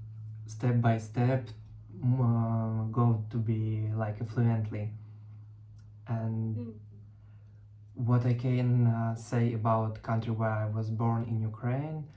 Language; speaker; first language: English; non-native, learner; Russian